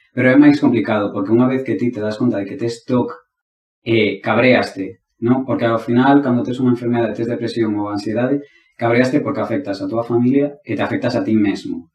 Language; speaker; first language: Galician; non-native, local second language; Spanish